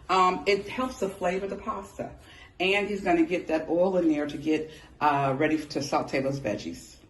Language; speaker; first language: English; native; English